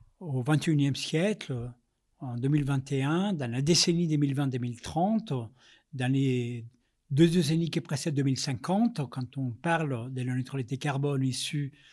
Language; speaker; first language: French; non-native, fluent; Spanish